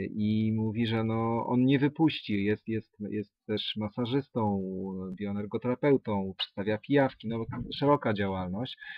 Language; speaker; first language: Polish; native; Polish